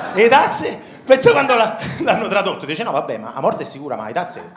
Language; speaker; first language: Italian; native; Italian